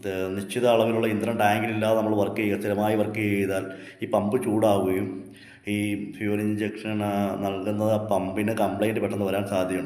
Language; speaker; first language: Malayalam; native; Malayalam